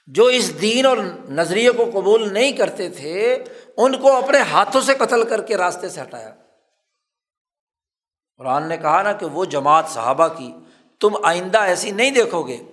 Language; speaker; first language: Urdu; non-native, local second language; Punjabi